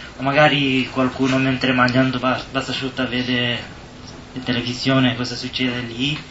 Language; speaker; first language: Italian; non-native, learner; Somali